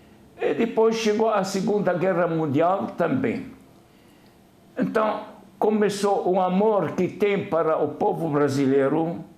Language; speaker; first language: Portuguese; non-native, fluent; Arabic